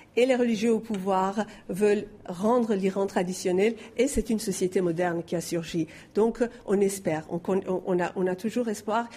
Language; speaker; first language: French; non-native, fluent; Persian